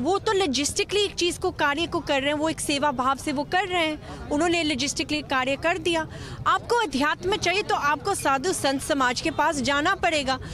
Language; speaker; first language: Hindi; native; Hindi